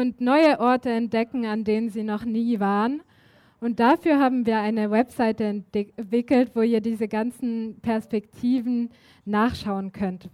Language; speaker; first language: German; native; German